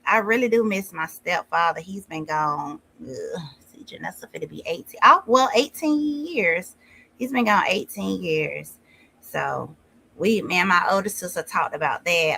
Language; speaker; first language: English; native; English